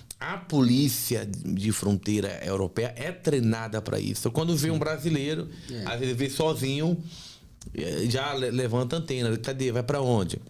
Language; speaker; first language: Portuguese; native; Portuguese